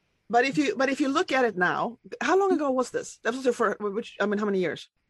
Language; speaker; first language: English; non-native, fluent; Swedish